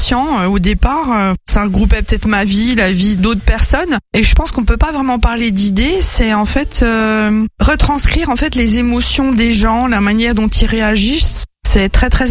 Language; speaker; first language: French; native; French